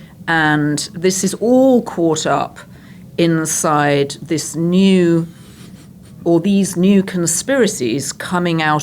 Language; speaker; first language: English; native; English